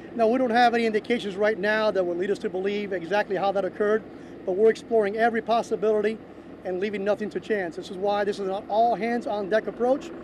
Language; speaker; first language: English; early bilingual, other home language; Spanish